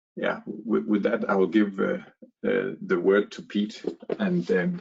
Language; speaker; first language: English; non-native, fluent; Danish